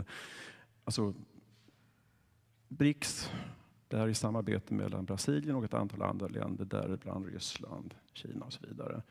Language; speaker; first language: Swedish; native; Swedish